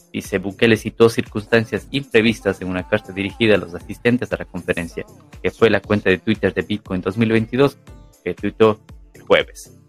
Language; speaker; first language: Spanish; native; Spanish